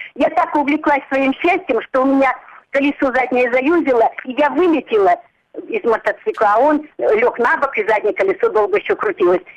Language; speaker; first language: Russian; native; Russian